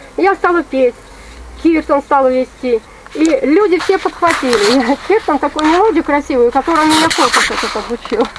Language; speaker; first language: Russian; native; Russian